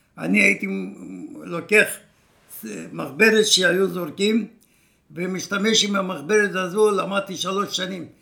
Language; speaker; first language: Hebrew; non-native, fluent; Romanian